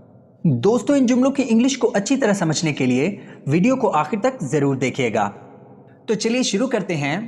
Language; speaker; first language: Urdu; native; Urdu